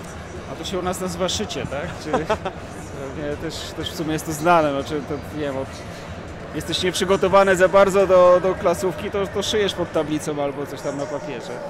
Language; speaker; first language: Polish; native; Polish